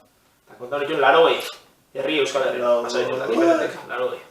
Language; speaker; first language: Basque; native; Basque